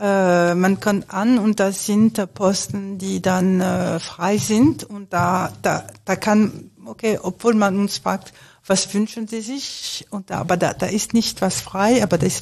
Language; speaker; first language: German; non-native, fluent; French